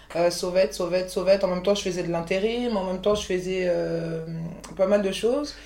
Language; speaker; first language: French; early bilingual, other home language; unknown